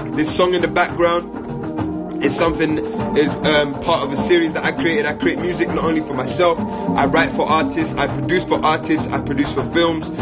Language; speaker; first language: English; native; English